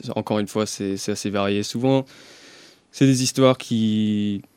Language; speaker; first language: French; early bilingual, other home language; English